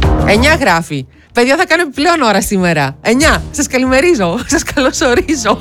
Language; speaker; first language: Greek; native; Greek